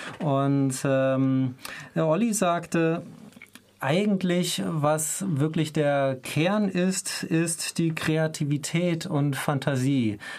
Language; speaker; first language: German; native; German